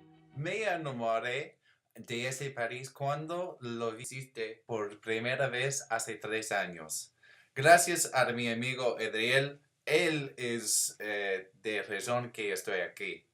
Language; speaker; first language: Spanish; non-native, learner; English